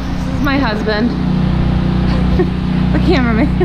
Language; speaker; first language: English; native; English